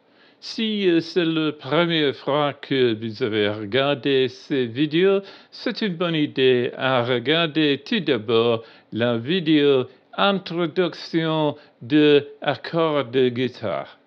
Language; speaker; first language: French; non-native, learner; English